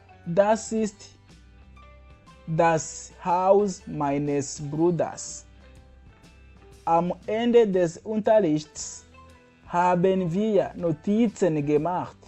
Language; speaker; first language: German; non-native, fluent; Kinyarwanda